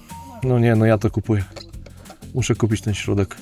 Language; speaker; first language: Polish; native; Polish